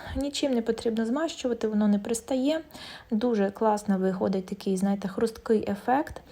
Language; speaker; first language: Ukrainian; native; Ukrainian